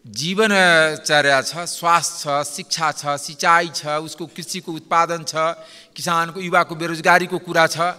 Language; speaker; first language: Nepali; non-native, local second language; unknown